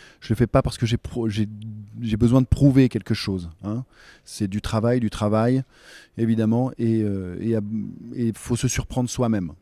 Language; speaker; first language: French; native; French